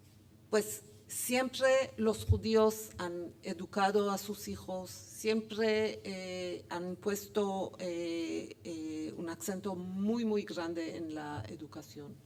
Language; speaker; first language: Spanish; non-native, fluent; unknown